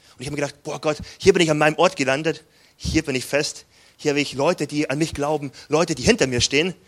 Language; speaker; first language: German; native; German